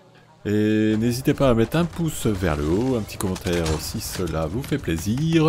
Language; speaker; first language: French; native; French